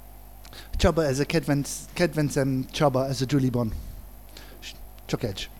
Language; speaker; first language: Hungarian; non-native, learner; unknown